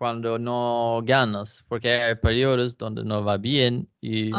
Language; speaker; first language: Spanish; non-native, fluent; Swedish